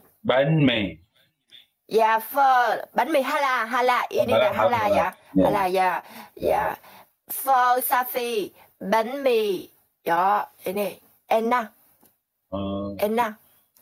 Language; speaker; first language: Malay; non-native, learner; Vietnamese